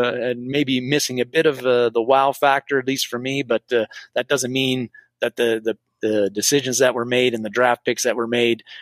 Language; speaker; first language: English; native; English